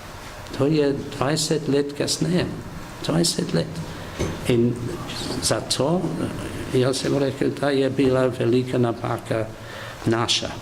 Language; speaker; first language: Slovenian; non-native, learner; English